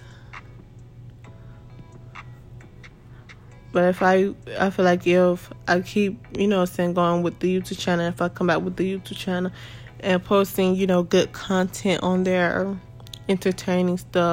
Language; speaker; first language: English; native; English